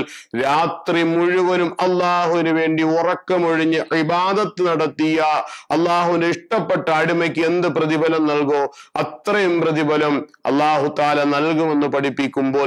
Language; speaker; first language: Malayalam; native; Malayalam